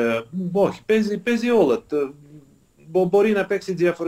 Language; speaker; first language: Greek; non-native, fluent; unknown